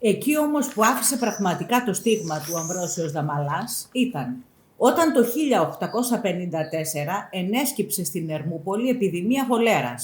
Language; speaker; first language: Greek; native; Greek